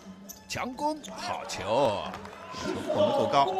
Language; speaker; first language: Chinese; native; Chinese